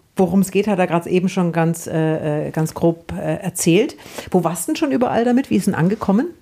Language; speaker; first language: German; native; German